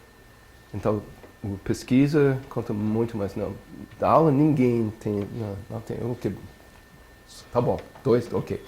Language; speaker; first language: Portuguese; non-native, learner; English